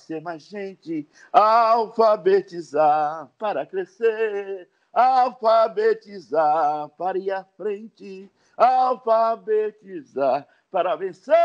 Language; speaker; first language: Portuguese; native; Portuguese